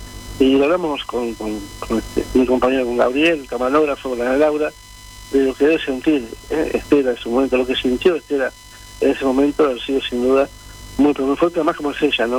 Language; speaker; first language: Spanish; native; Spanish